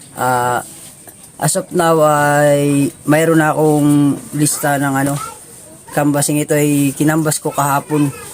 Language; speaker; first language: Filipino; non-native, local second language; Waray